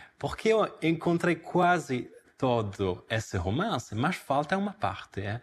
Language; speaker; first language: Portuguese; non-native, fluent; Italian